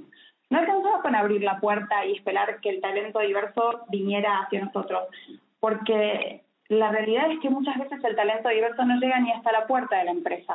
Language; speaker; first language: Spanish; native; Spanish